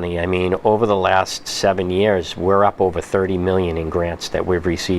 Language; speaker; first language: English; native; English